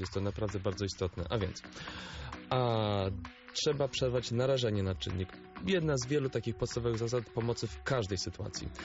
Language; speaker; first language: Polish; native; Polish